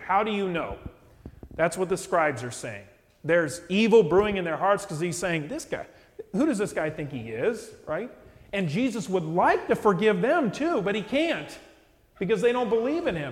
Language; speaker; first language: English; native; English